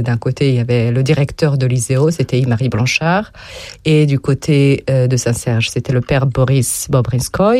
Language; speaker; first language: French; non-native, fluent; Serbian